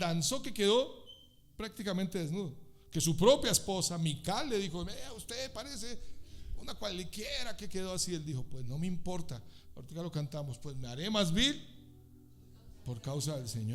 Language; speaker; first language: Spanish; native; Spanish